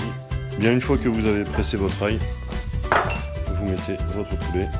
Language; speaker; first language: French; native; French